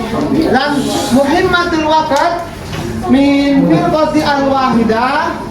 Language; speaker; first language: Arabic; non-native, fluent; Indonesian